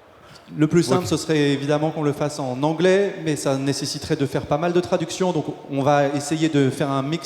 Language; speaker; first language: French; native; French